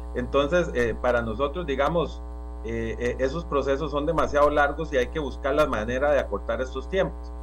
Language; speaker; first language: Spanish; native; Spanish